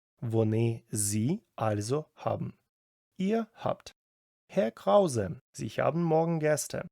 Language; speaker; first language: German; non-native, fluent; Ukrainian